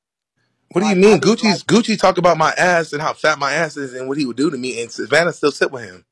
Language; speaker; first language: English; native; English